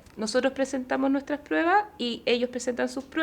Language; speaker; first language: Spanish; native; Spanish